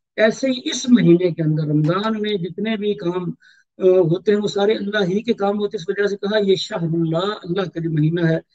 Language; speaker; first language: Urdu; native; Urdu